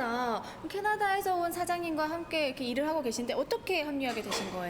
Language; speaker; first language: Korean; native; Korean